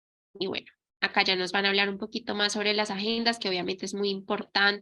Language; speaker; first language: Spanish; native; Spanish